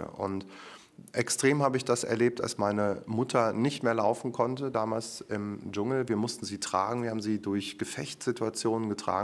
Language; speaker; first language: German; native; German